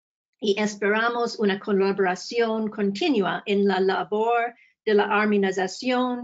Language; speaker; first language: Spanish; non-native, fluent; English